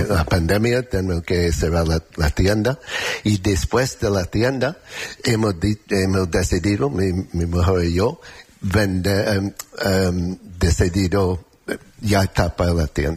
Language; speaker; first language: Spanish; non-native, learner; English